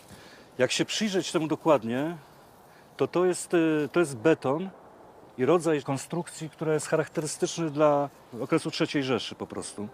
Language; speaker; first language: Polish; native; Polish